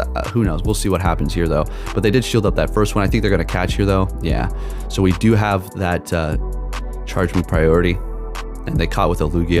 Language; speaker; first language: English; native; English